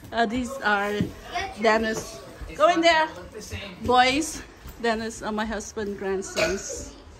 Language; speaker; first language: English; non-native, fluent; Vietnamese